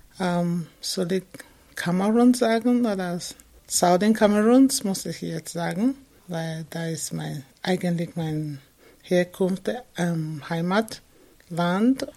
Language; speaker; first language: German; non-native, fluent; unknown